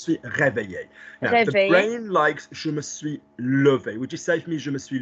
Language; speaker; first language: French; non-native, fluent; English